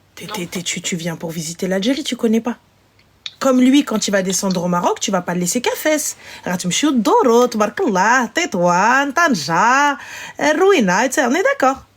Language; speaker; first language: French; early bilingual, other home language; Arabic